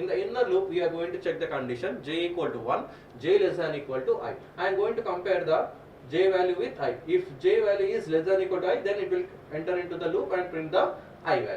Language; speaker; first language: English; non-native, local second language; Telugu